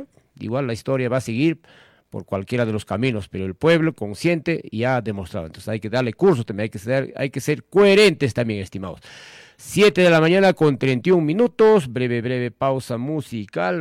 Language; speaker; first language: Spanish; native; Spanish